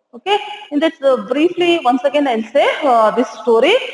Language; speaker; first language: English; non-native, local second language; Hindi